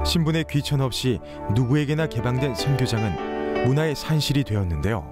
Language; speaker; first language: Korean; native; Korean